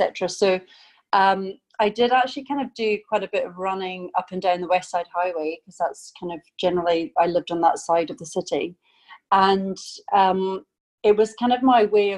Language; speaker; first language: English; native; English